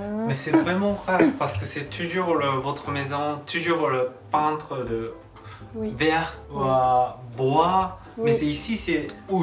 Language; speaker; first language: French; non-native, learner; Japanese